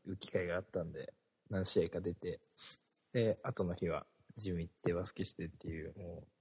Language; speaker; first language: Japanese; native; Japanese